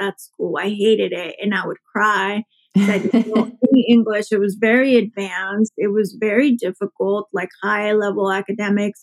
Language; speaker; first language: English; early bilingual, other home language; Spanish